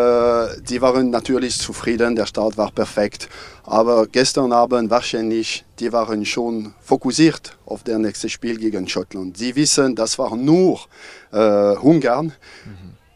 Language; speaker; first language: German; non-native, fluent; French